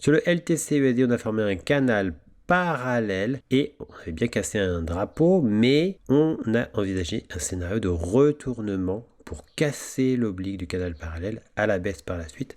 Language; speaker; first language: French; native; French